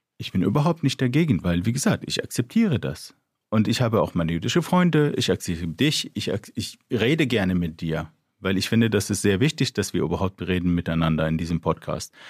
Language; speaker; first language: German; non-native, fluent; Arabic